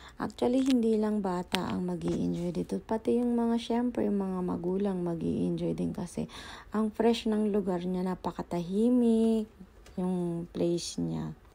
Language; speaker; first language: Filipino; native; Filipino